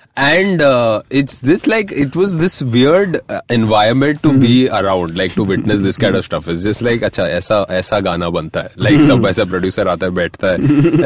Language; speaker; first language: English; non-native, local second language; Hindi